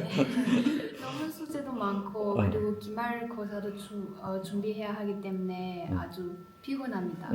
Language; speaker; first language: Korean; non-native, learner; Chinese